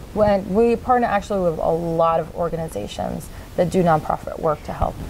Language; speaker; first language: English; native; English